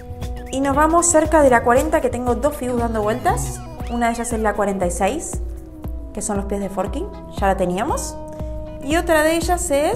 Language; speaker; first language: Spanish; native; Spanish